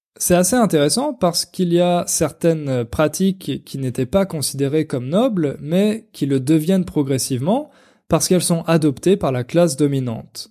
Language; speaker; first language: French; native; French